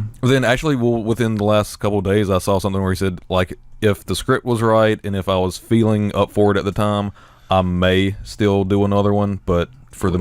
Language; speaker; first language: English; native; English